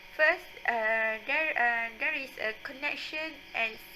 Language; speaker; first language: English; non-native, local second language; Malay